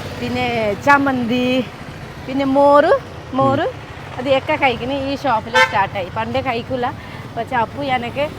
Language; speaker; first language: Malayalam; non-native, learner; Nepali